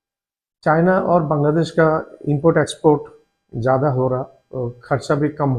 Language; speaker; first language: Hindi; non-native, learner; Bangla